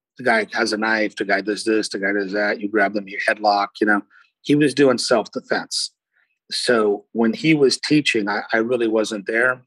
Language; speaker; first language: English; early bilingual, other home language; Portuguese